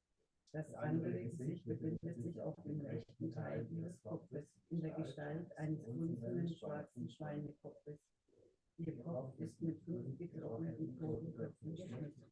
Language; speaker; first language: German; native; German